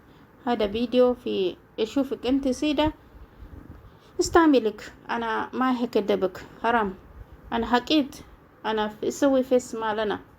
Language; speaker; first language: Arabic; non-native, learner; Oromo